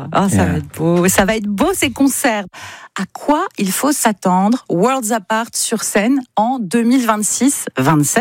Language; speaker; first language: French; native; French